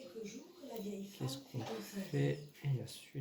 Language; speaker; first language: French; native; French